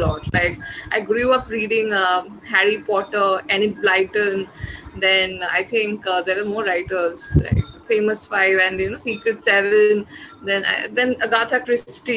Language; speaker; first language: English; non-native, local second language; Bangla